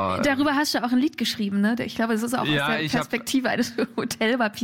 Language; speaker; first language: German; native; German